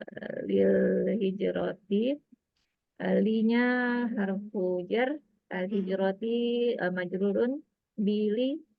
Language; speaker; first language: Arabic; non-native, learner; Indonesian